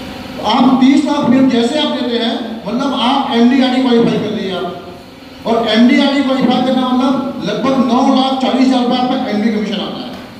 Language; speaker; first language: Hindi; native; Hindi